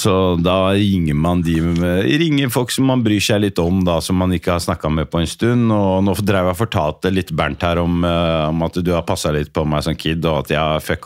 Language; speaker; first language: Norwegian; native; Norwegian